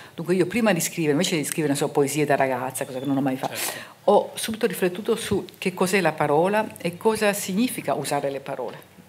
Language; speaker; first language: Italian; native; Italian